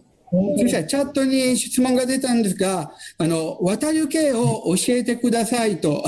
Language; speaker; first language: Japanese; non-native, fluent; Italian